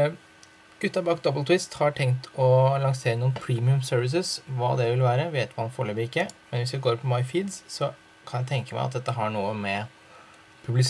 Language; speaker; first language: Norwegian; native; Norwegian